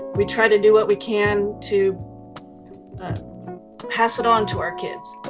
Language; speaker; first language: English; native; English